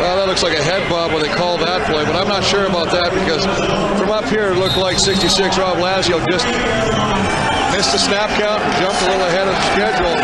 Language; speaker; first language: English; native; English